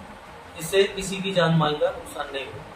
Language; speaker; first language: Hindi; native; Hindi